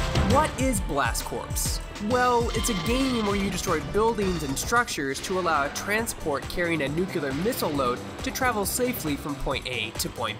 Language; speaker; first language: English; native; English